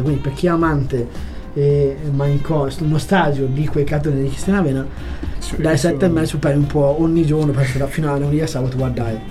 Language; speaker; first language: Italian; native; Italian